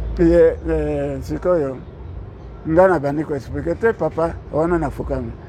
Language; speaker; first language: Lingala; non-native, local second language; Kongo